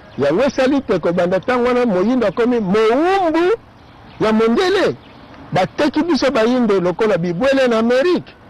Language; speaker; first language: Lingala; non-native, local second language; Kongo